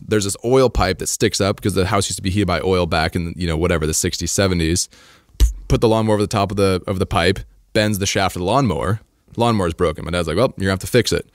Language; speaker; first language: English; native; English